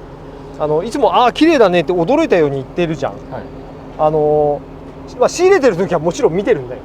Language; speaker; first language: Japanese; native; Japanese